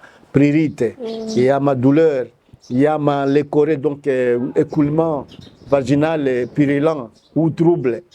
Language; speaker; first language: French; non-native, local second language; Swahili